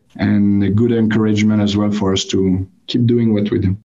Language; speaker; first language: English; non-native, fluent; French